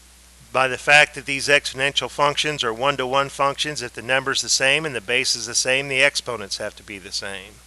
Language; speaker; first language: English; native; English